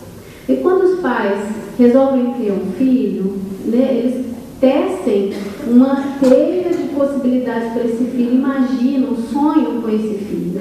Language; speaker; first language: Portuguese; native; Portuguese